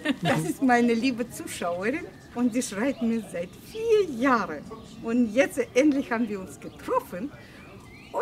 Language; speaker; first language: German; non-native, fluent; Russian